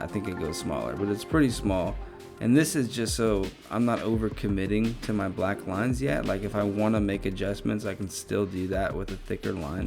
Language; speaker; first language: English; native; English